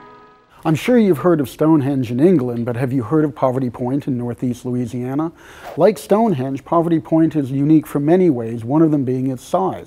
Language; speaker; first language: English; native; English